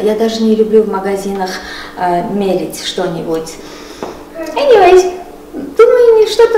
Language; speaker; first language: Russian; non-native, local second language; Armenian